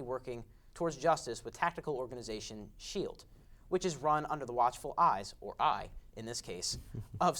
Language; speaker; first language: English; native; English